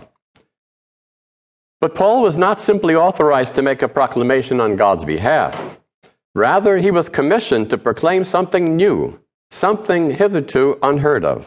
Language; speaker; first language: English; early bilingual, other home language; Polish